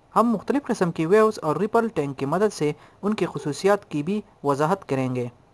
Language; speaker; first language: Urdu; non-native, local second language; Pashto